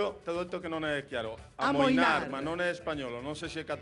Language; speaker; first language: Italian; non-native, learner; Spanish